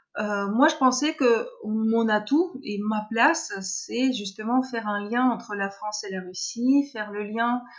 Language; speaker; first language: French; non-native, fluent; Russian